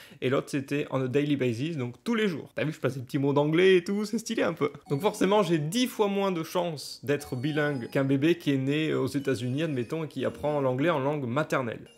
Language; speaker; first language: French; native; French